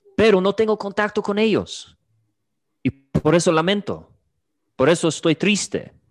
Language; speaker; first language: Spanish; non-native, fluent; English